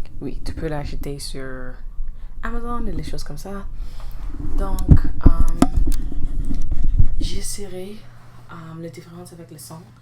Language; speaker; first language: French; non-native, learner; English